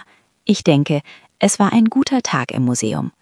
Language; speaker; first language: German; non-native, fluent; Turkish